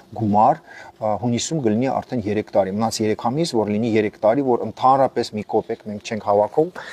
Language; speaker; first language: Armenian; native; Armenian